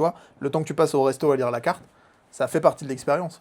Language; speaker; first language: French; native; French